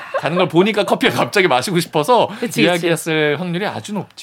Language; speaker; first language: Korean; native; Korean